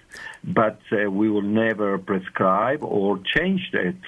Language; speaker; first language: English; non-native, fluent; Spanish